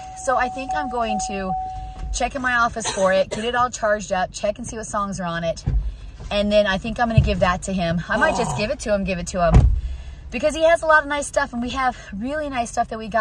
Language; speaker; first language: English; native; English